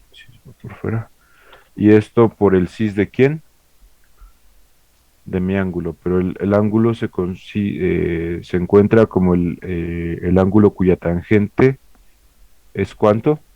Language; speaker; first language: Spanish; native; Spanish